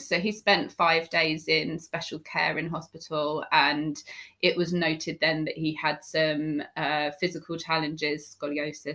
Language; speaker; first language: English; native; English